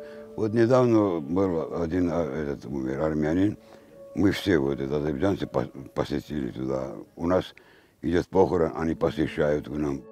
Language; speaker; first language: Russian; non-native, local second language; Azerbaijani